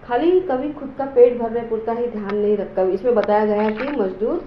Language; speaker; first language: Hindi; non-native, local second language; Marathi